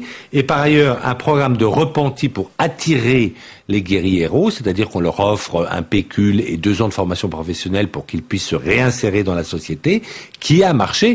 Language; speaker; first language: French; native; French